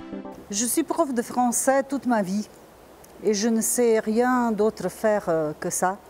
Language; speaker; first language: French; non-native, fluent; Serbian